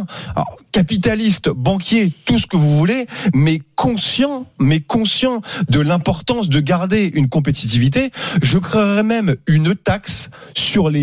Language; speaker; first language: French; native; French